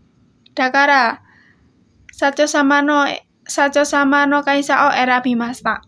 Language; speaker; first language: Japanese; non-native, learner; Indonesian